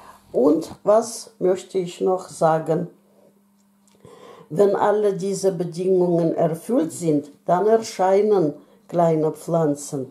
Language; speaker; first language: German; non-native, fluent; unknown